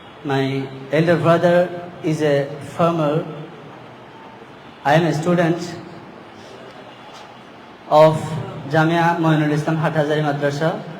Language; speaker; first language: English; non-native, learner; Bangla